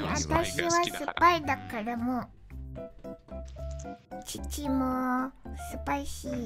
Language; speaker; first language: Japanese; non-native, learner; English